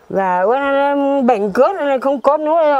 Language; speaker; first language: Vietnamese; non-native, local second language; Hmong